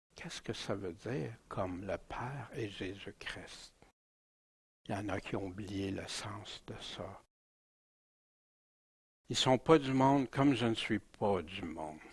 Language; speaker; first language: French; native; French